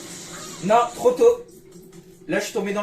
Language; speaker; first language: French; native; French